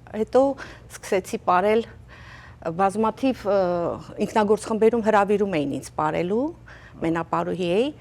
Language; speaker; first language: Armenian; native; Armenian